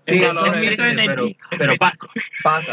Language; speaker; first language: Spanish; native; Spanish